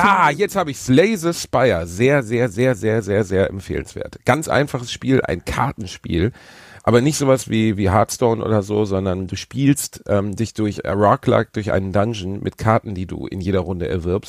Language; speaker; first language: German; native; German